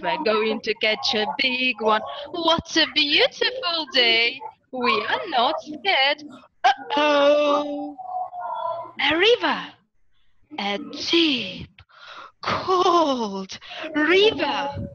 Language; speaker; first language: English; non-native, fluent; Russian